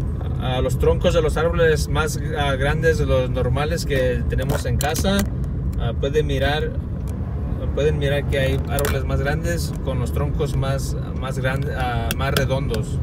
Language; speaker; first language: Spanish; early bilingual, heritage; Spanish